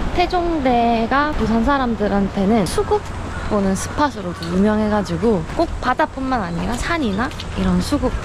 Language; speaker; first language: Korean; native; Korean